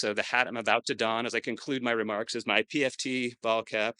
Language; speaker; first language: English; native; English